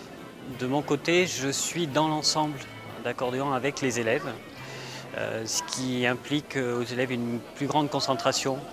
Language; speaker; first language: French; native; French